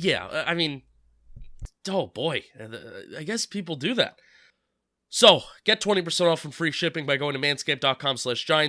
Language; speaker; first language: English; native; English